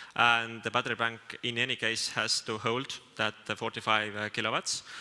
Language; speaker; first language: English; non-native, fluent; Estonian